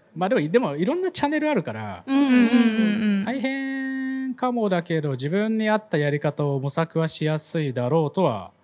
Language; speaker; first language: Japanese; native; Japanese